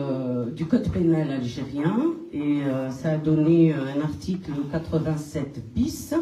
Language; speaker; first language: French; non-native, local second language; Kabyle